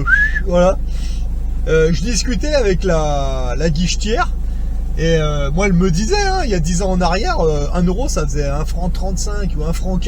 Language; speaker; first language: French; native; French